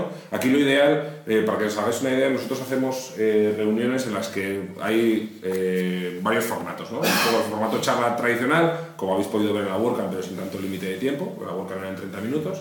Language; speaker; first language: Spanish; native; Spanish